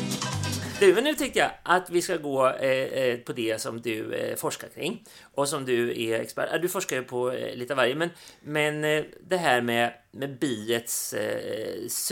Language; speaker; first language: Swedish; native; Swedish